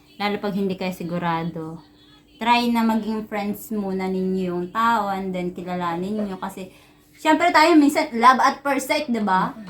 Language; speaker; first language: Filipino; native; Filipino